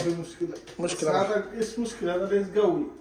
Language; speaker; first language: Arabic; non-native, learner; Bangla